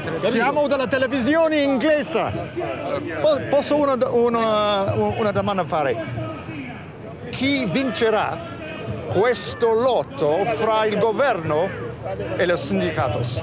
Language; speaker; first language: Italian; non-native, learner; English